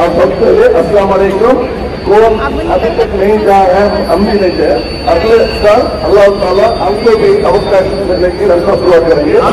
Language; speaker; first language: Hindi; non-native, local second language; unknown